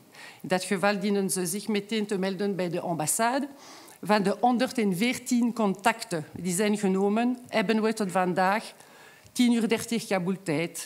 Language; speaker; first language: Dutch; non-native, local second language; French